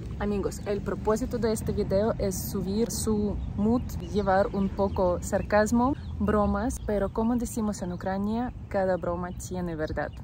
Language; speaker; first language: Spanish; non-native, fluent; Ukrainian